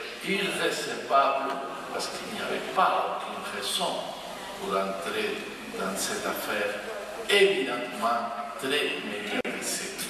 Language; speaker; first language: French; non-native, fluent; Spanish